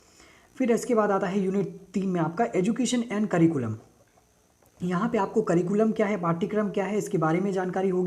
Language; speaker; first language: Hindi; native; Hindi